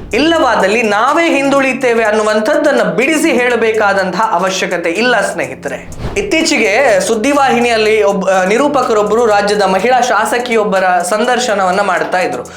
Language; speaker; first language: Kannada; native; Kannada